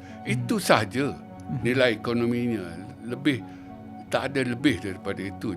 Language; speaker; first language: Malay; native; Malay